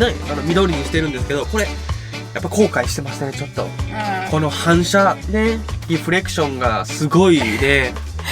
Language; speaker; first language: Japanese; native; Japanese